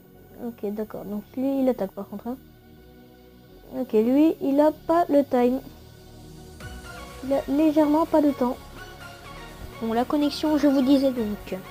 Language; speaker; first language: French; native; French